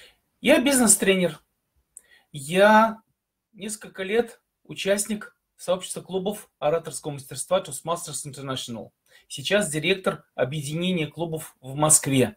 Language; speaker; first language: Russian; native; Russian